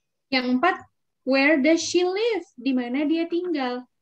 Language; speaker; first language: English; non-native, fluent; Indonesian